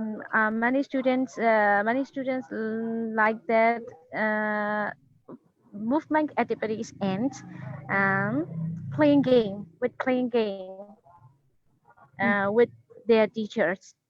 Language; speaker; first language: English; non-native, learner; Burmese